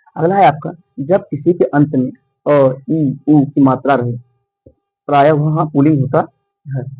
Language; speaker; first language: Hindi; native; Hindi